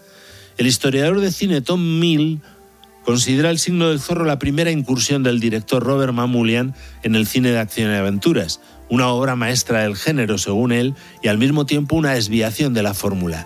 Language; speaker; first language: Spanish; native; Spanish